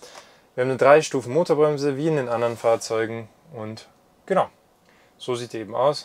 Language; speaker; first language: German; native; German